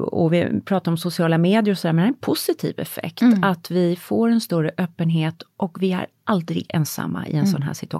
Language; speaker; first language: Swedish; native; Swedish